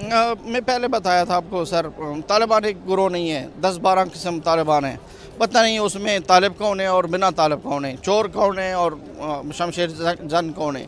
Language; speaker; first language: Hindi; non-native, fluent; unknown